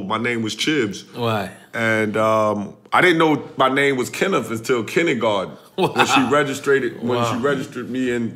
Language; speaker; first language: English; native; English